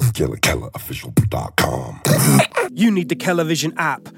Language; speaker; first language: English; native; English